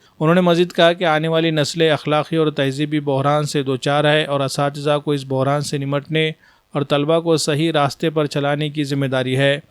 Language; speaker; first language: Urdu; native; Urdu